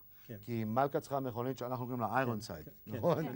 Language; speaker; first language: Hebrew; native; Hebrew